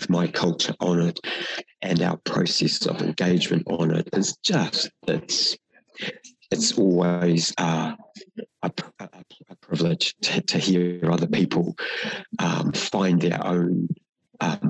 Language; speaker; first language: English; non-native, local second language; Māori